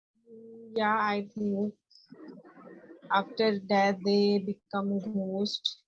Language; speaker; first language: English; non-native, learner; Hindi